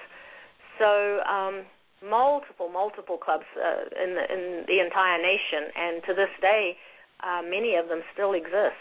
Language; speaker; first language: English; native; English